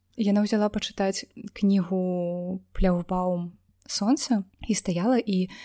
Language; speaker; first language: Belarusian; non-native, local second language; Russian